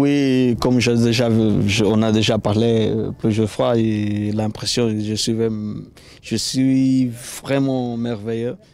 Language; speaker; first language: French; non-native, fluent; Portuguese